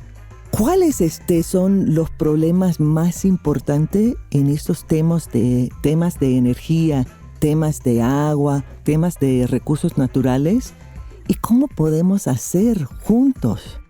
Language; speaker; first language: Spanish; non-native, fluent; English